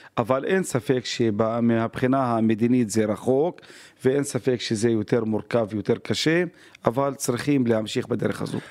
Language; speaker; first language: Hebrew; non-native, local second language; Arabic